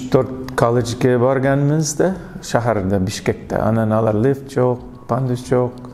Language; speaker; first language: Kyrgyz; non-native, learner; English